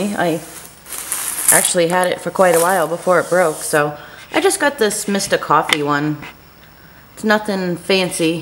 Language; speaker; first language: English; native; English